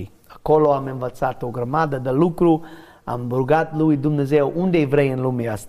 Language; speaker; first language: Romanian; non-native, learner; English